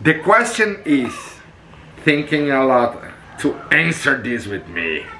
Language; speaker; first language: English; non-native, learner; Portuguese